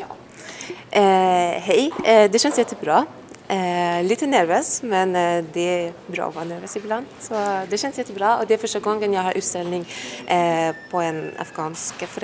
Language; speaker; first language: Swedish; non-native, fluent; Persian